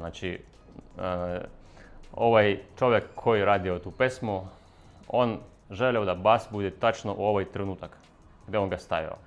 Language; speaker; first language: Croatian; non-native, fluent; Russian